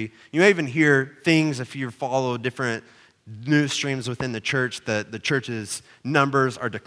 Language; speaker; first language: English; native; English